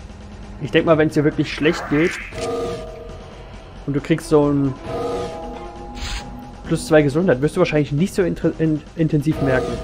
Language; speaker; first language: German; native; German